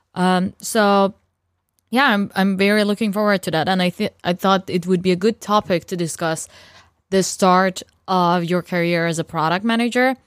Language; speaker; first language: English; non-native, fluent; Persian